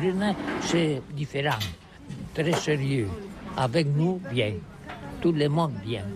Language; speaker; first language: French; non-native, learner; Catalan